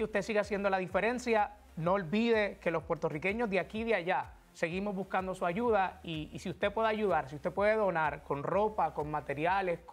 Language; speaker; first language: Spanish; native; Spanish